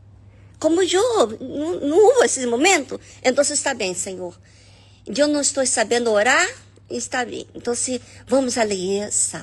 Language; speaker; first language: Portuguese; non-native, learner; Spanish